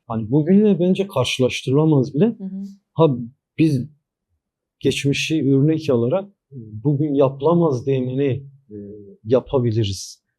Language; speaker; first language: Turkish; non-native, local second language; Kurdish